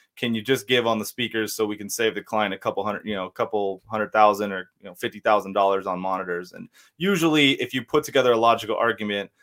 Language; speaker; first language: English; native; English